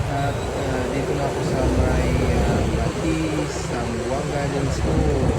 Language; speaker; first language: Filipino; native; Filipino